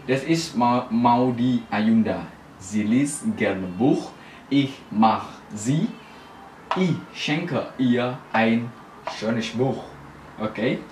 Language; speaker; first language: German; non-native, fluent; Indonesian